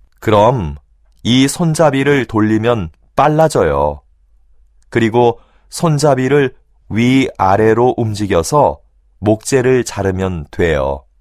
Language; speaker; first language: Korean; native; Korean